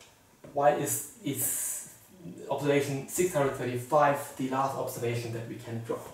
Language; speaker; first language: English; non-native, fluent; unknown